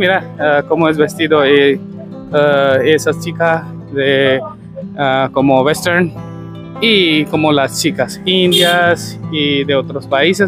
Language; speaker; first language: Spanish; non-native, learner; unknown